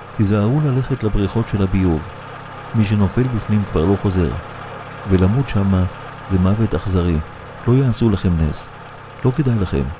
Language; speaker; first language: Hebrew; native; Hebrew